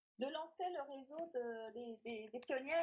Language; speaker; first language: French; native; French